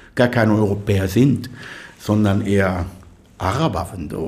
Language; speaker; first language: German; non-native, fluent; Arabic